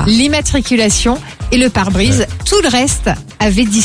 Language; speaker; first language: French; native; French